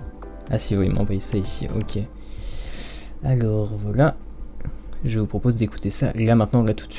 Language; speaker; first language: French; native; French